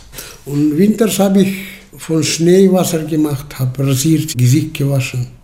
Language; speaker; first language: German; early bilingual, heritage; German